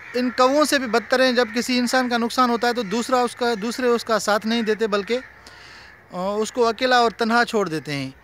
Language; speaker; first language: Urdu; non-native, local second language; Sindhi